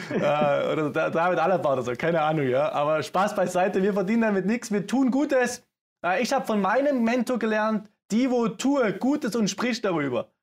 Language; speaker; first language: German; native; German